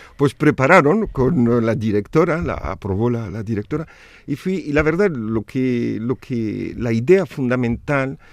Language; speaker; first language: Spanish; non-native, fluent; Arabic